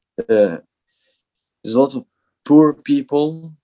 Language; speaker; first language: English; non-native, learner; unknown